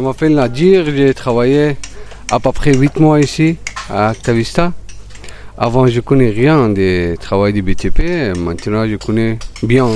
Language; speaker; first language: French; non-native, learner; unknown